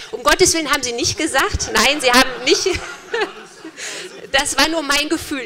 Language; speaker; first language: German; native; German